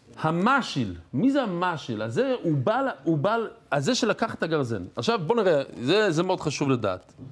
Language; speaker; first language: Hebrew; non-native, fluent; English